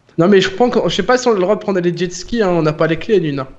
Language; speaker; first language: French; native; French